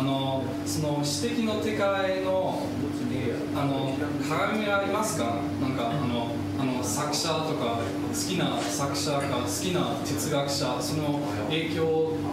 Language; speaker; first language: Japanese; non-native, fluent; German